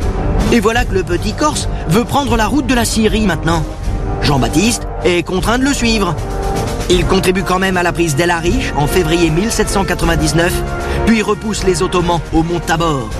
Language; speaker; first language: French; native; French